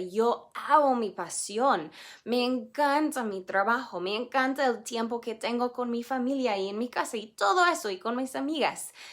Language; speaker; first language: Spanish; non-native, fluent; English